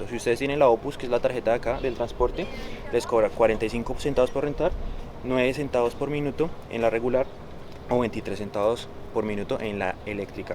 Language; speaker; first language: Spanish; native; Spanish